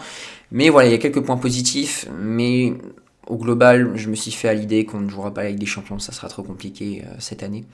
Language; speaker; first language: French; native; French